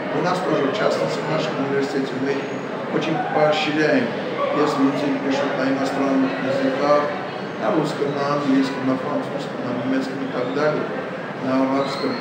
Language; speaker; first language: Russian; non-native, local second language; Armenian